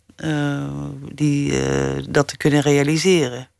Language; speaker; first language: Dutch; early bilingual, other home language; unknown